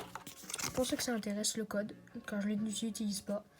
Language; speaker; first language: French; native; French